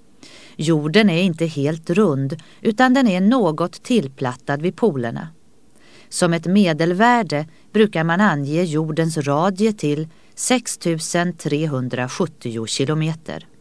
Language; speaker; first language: Swedish; native; Swedish